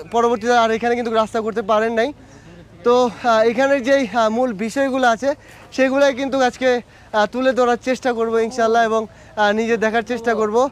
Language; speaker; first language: Bangla; native; Bangla